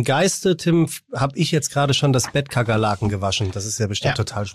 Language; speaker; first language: German; native; German